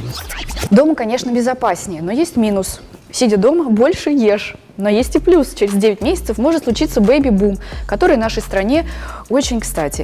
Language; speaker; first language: Russian; native; Russian